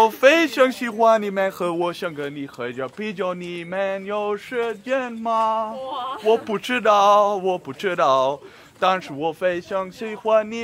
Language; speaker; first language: Chinese; non-native, learner; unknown